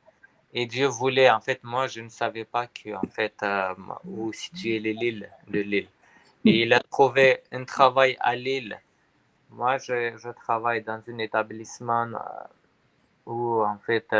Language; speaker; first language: French; non-native, learner; Armenian